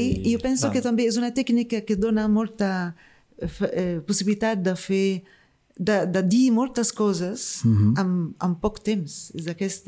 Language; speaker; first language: Catalan; non-native, fluent; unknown